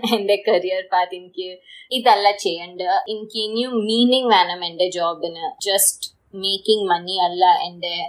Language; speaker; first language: Malayalam; early bilingual, heritage; Malayalam